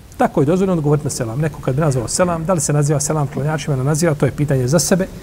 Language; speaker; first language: Bosnian; native; Bosnian